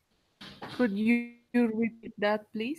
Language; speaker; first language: English; non-native, learner; Spanish